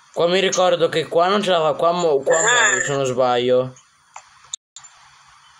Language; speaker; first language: Italian; native; Italian